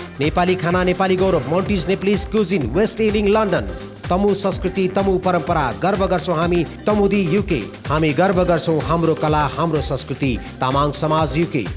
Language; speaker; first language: Nepali; native; Nepali